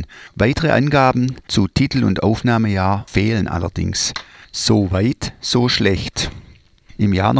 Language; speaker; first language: German; native; German